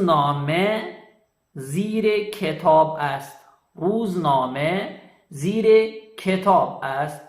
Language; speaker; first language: Persian; non-native, fluent; Urdu